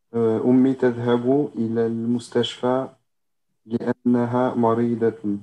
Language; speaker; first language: Arabic; non-native, learner; French